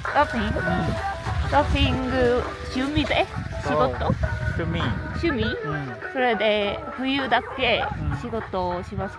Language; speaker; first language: Japanese; non-native, learner; Korean